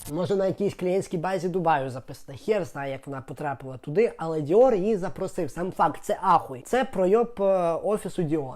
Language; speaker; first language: Ukrainian; native; Ukrainian